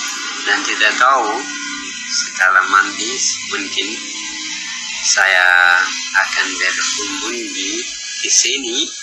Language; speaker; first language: Indonesian; non-native, learner; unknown